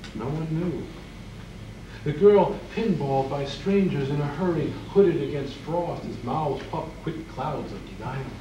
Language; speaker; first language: English; native; English